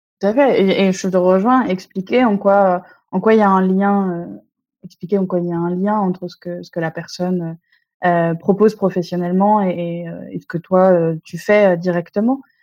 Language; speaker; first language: French; native; French